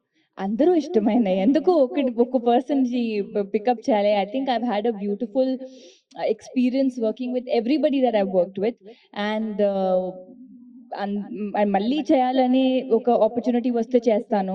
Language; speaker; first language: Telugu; non-native, learner; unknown